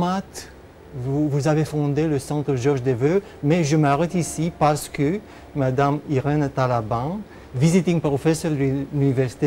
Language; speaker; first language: French; non-native, fluent; Romanian